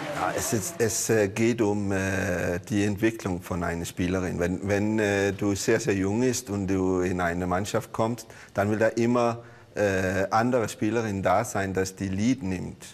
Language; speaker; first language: German; non-native, learner; Danish